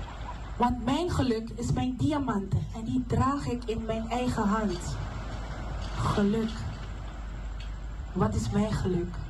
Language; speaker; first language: Dutch; non-native, local second language; Papiamento